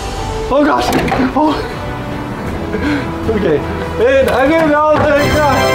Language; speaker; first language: English; native; English